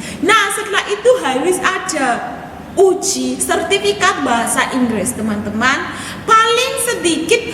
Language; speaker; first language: Indonesian; non-native, fluent; English